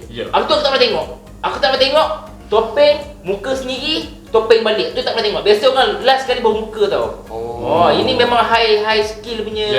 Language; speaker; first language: Malay; native; Malay